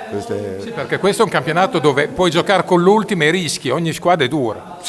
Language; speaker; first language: Italian; native; Italian